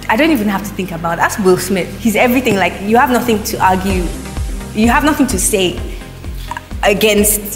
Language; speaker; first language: English; non-native, local second language; Yoruba